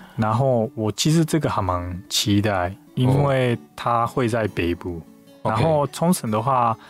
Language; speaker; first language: Chinese; non-native, fluent; Japanese